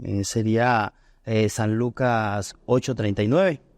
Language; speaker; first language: Spanish; native; Spanish